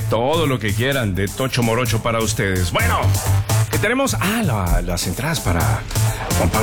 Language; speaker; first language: Spanish; native; Spanish